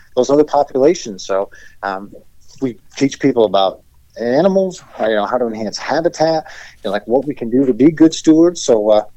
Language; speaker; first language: English; native; English